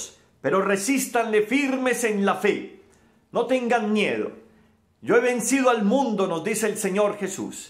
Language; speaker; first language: Spanish; native; Spanish